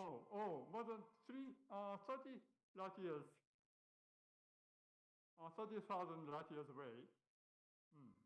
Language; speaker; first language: English; non-native, learner; Japanese